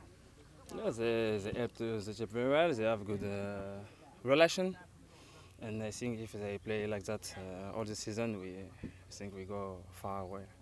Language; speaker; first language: English; non-native, learner; French